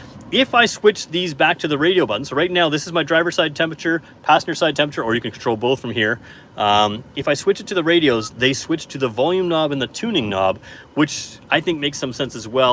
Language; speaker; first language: English; native; English